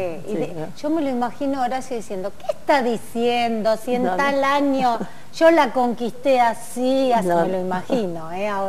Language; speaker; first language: Spanish; native; Spanish